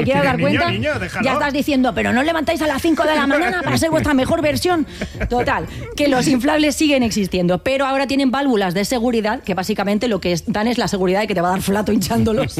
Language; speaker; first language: Spanish; native; Spanish